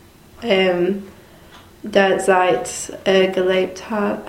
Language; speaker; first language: German; non-native, learner; English